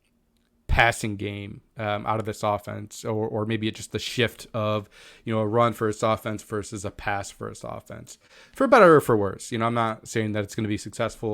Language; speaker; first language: English; native; English